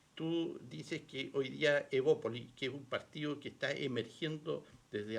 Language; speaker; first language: Spanish; native; Spanish